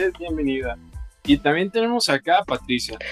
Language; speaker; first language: Spanish; native; Spanish